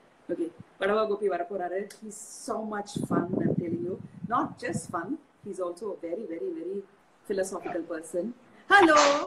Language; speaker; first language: English; non-native, local second language; Tamil